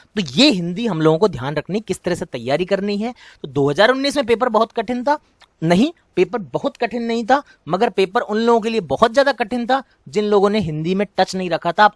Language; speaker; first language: Hindi; native; Hindi